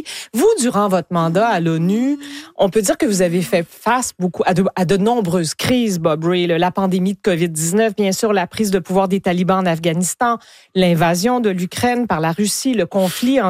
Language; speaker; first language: French; native; French